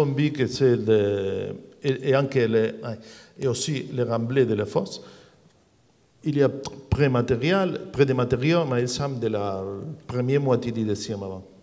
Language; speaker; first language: French; non-native, learner; Spanish